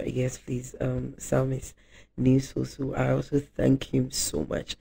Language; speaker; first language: English; non-native, local second language; Akan